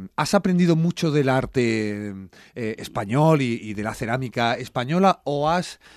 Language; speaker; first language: Spanish; native; Spanish